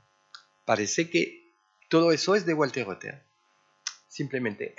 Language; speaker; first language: Spanish; early bilingual, heritage; French